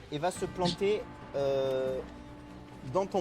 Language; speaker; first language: French; native; French